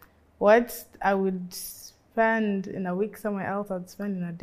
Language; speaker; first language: English; native; English